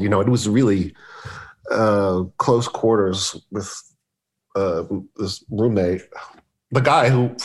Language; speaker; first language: English; native; English